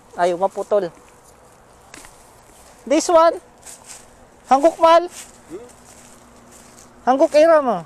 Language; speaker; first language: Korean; non-native, learner; Filipino